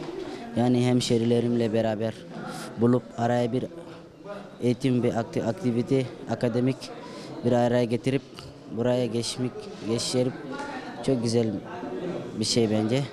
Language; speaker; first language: Turkish; non-native, fluent; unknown